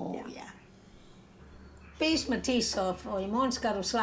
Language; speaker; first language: Danish; early bilingual, heritage; English